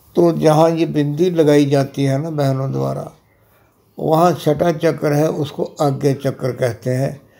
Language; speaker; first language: Hindi; non-native, local second language; Punjabi